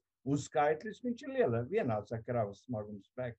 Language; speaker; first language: Latvian; native; Latvian